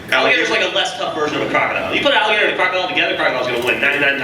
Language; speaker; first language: English; native; English